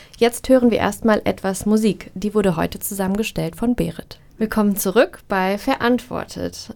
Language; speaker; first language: German; native; German